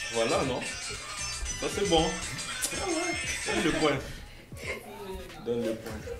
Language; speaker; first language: French; native; French